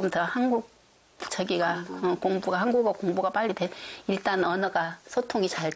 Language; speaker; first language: Korean; native; Korean